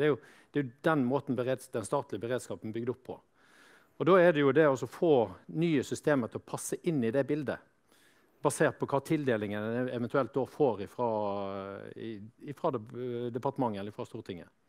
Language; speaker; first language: Norwegian; native; Norwegian